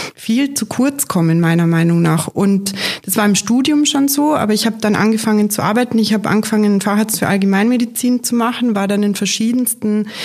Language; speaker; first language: German; native; German